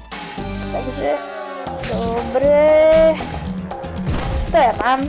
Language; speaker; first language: Slovak; non-native, learner; Ukrainian